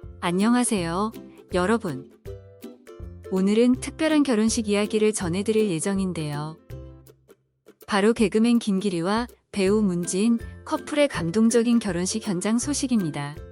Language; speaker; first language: Korean; native; Korean